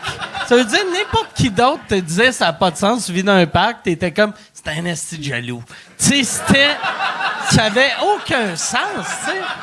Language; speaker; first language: French; native; French